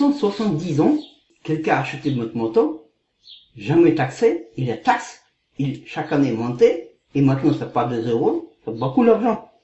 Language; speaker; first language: French; non-native, learner; Kazakh